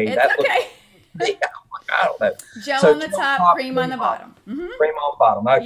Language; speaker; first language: English; native; English